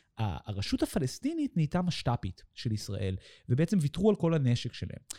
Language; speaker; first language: Hebrew; native; Hebrew